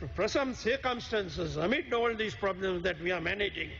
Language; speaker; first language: English; non-native, local second language; Sinhala